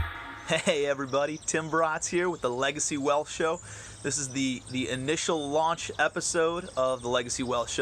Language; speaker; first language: English; native; English